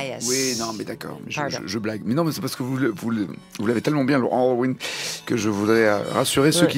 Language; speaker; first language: French; native; French